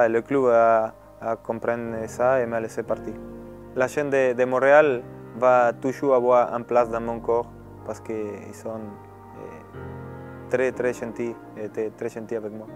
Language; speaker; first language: French; non-native, learner; Spanish